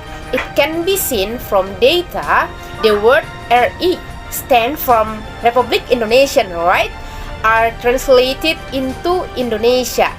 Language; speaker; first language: English; non-native, learner; Indonesian